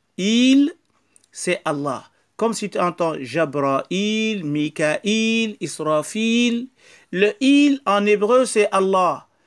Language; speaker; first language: French; non-native, local second language; Wolof